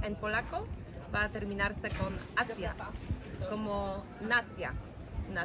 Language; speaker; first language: Spanish; non-native, fluent; Polish